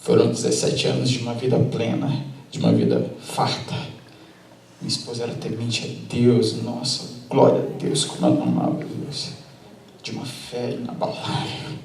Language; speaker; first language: Portuguese; native; Portuguese